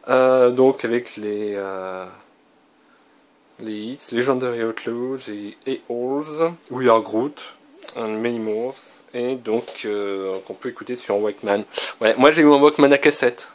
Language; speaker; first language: French; native; French